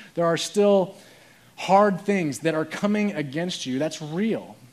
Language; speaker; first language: English; native; English